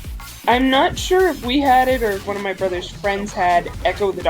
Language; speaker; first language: English; native; English